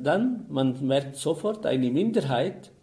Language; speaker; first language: German; non-native, fluent; Arabic